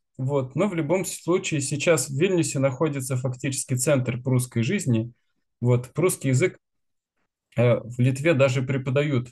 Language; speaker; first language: Russian; native; Russian